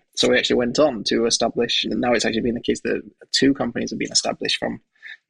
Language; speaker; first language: English; native; English